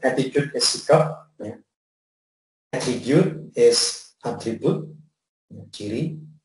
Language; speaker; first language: English; non-native, fluent; Indonesian